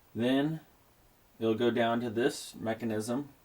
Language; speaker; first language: English; native; English